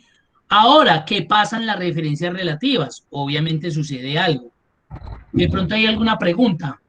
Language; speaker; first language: Spanish; native; Spanish